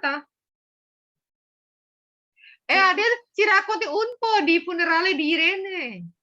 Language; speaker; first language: Italian; non-native, learner; Indonesian